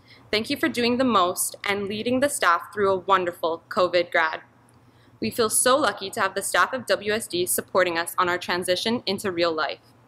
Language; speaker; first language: English; native; English